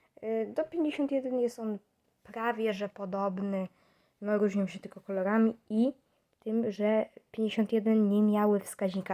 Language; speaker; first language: Polish; native; Polish